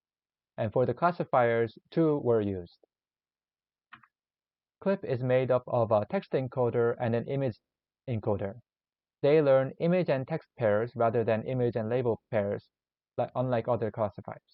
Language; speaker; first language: English; non-native, learner; Korean